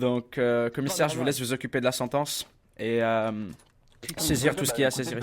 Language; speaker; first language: French; native; French